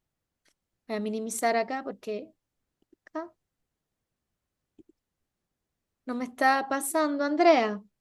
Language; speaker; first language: Spanish; native; Spanish